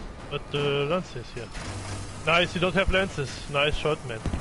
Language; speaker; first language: English; non-native, learner; German